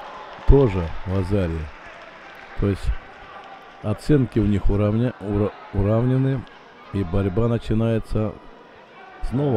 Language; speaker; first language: Russian; native; Russian